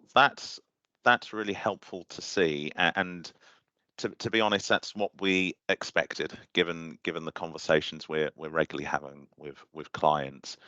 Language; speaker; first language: English; native; English